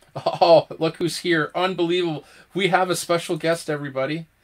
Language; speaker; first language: English; native; English